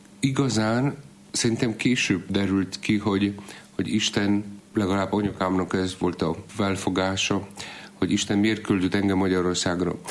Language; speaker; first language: Hungarian; non-native, fluent; Polish